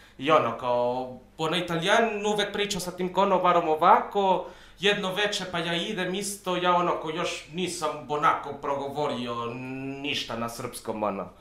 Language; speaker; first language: Serbian; non-native, fluent; Spanish